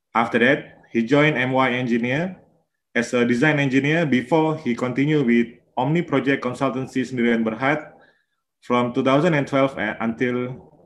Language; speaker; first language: English; non-native, local second language; Malay